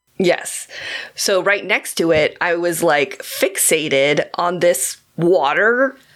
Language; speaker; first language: English; native; English